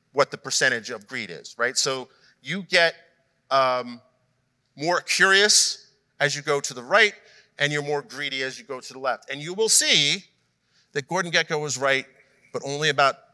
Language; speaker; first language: English; native; English